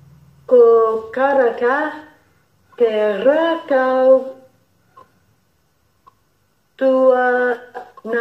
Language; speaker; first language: Māori; non-native, learner; English